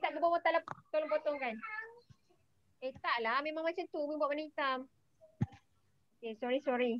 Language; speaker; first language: Malay; native; Malay